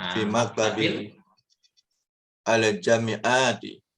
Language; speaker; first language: Arabic; non-native, learner; Indonesian